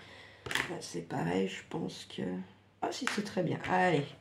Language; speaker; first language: French; native; French